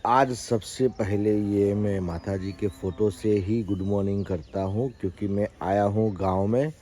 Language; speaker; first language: Hindi; non-native, local second language; Gujarati